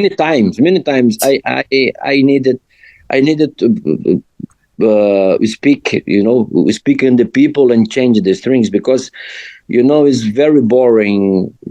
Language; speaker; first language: English; non-native, learner; Portuguese